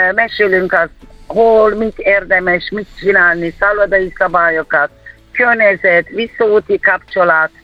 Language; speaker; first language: Hungarian; non-native, fluent; Turkish